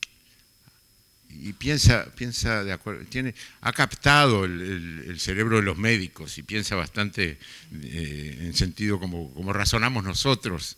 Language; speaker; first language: Spanish; native; Spanish